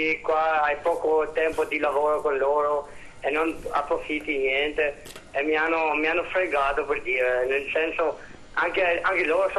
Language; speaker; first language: Italian; non-native, fluent; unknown